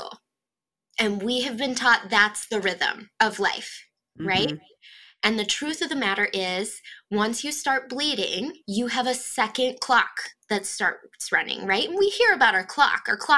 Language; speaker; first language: English; native; English